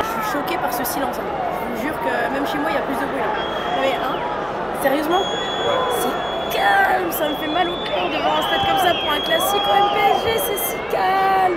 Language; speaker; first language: French; native; French